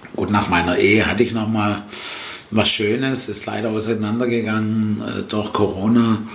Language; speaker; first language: German; early bilingual, other home language; Italian